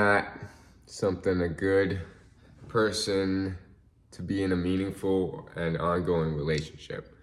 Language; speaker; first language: English; native; English